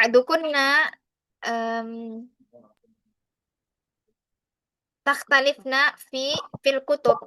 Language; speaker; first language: Arabic; non-native, fluent; Indonesian